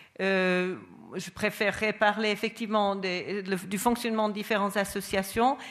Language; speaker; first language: French; non-native, fluent; English